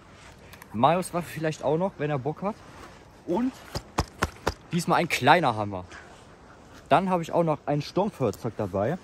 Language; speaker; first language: German; native; German